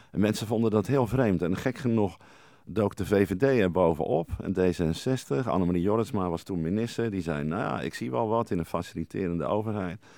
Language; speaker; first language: Dutch; native; Dutch